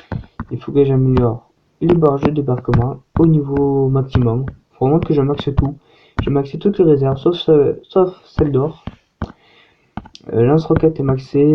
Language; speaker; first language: French; native; French